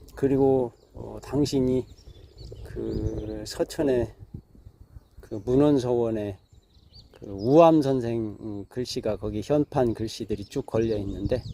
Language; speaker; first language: Korean; native; Korean